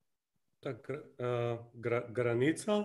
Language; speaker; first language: Russian; non-native, fluent; Greek